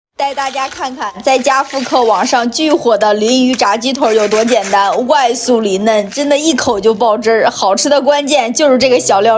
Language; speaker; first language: Chinese; native; Chinese